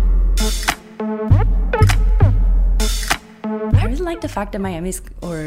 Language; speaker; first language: English; non-native, fluent; Italian